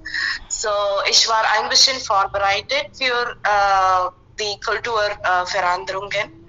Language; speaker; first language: German; non-native, learner; Hindi